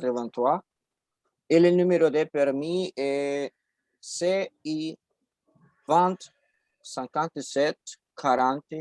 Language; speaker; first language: French; non-native, learner; Spanish